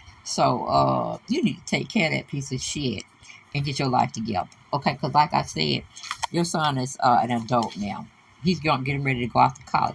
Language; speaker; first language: English; native; English